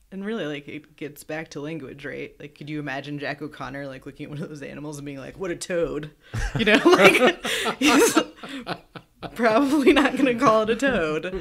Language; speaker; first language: English; native; English